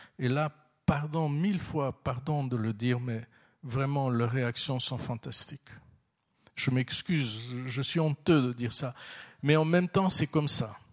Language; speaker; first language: French; early bilingual, other home language; Turkish